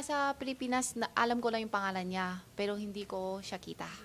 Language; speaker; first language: Filipino; non-native, learner; Chinese